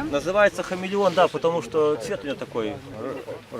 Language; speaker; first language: Russian; native; Russian